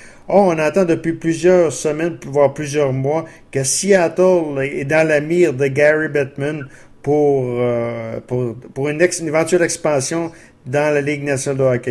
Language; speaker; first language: French; native; French